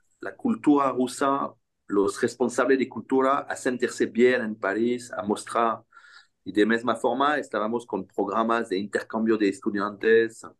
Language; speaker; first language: Spanish; non-native, fluent; French